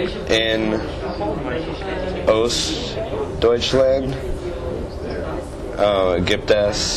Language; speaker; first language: German; non-native, learner; English